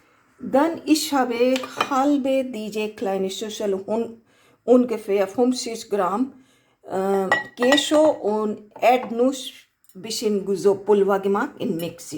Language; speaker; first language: German; non-native, learner; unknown